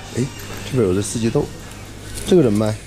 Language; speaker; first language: Chinese; native; Chinese